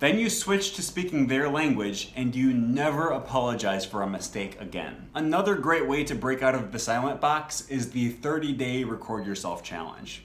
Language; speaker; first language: English; native; English